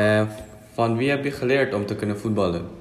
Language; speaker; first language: Dutch; non-native, fluent; Indonesian